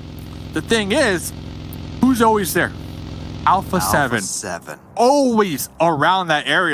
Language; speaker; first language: English; native; English